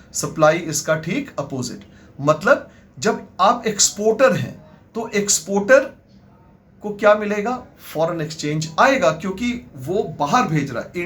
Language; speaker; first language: Hindi; native; Hindi